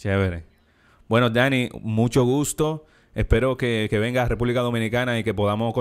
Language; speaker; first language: Spanish; native; Spanish